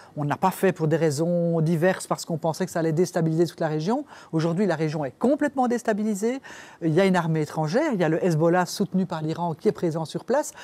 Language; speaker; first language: French; native; French